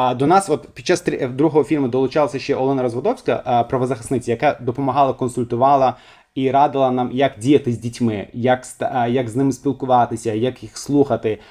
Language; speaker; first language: Ukrainian; non-native, fluent; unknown